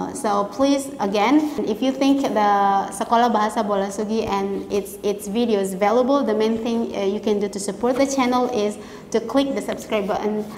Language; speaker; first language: English; non-native, fluent; Indonesian